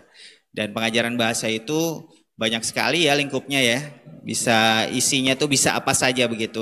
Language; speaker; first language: Indonesian; native; Indonesian